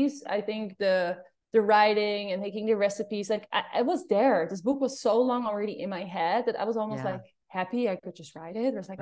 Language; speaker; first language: English; non-native, fluent; Dutch